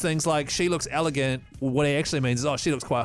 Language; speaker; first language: English; native; English